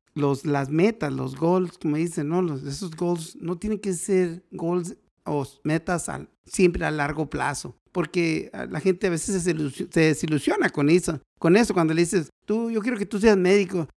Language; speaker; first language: Spanish; native; Spanish